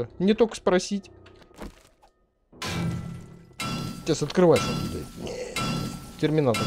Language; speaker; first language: Russian; native; Russian